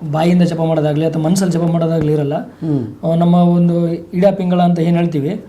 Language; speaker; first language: Kannada; native; Kannada